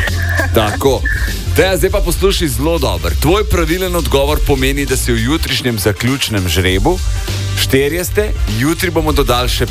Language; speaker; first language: Slovenian; native; Slovenian